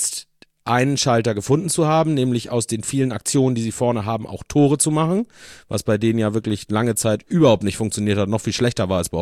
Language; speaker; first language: German; native; German